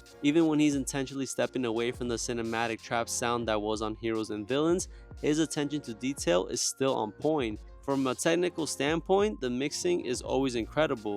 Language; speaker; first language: English; native; English